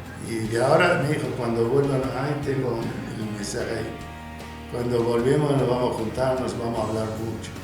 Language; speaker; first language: Spanish; non-native, fluent; Arabic